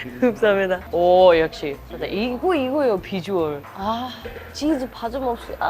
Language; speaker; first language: Korean; non-native, fluent; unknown